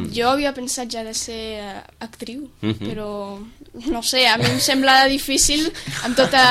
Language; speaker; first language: Catalan; early bilingual, other home language; English